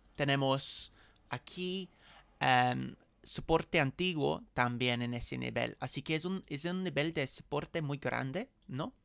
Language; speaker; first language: Spanish; non-native, fluent; English